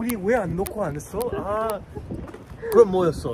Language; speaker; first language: Korean; non-native, learner; French